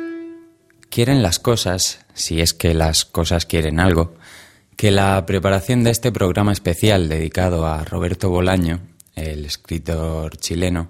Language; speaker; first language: Spanish; native; Spanish